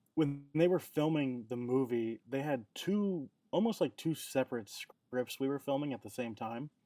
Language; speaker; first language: English; native; English